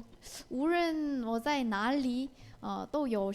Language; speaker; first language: Chinese; non-native, learner; Korean